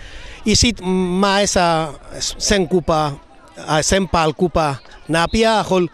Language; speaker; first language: Hungarian; non-native, fluent; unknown